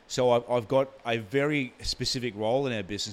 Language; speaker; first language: English; native; English